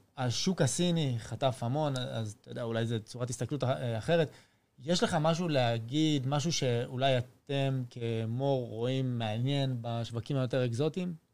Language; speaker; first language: Hebrew; early bilingual, other home language; French